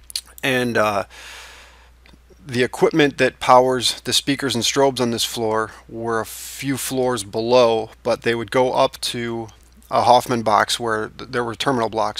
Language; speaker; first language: English; native; English